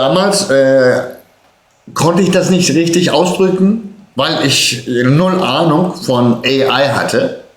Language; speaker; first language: German; early bilingual, other home language; Turkish